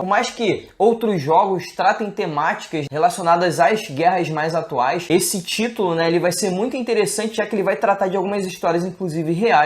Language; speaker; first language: Portuguese; native; Portuguese